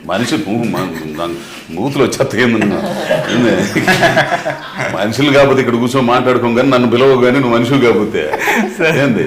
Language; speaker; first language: Telugu; native; Telugu